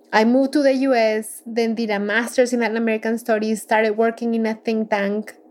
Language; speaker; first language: English; non-native, fluent; Spanish